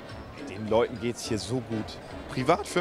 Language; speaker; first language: German; native; German